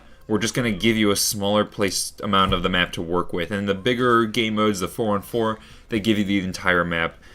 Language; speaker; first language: English; native; English